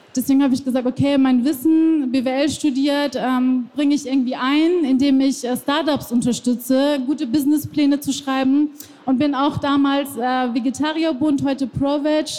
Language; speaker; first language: German; non-native, fluent; Persian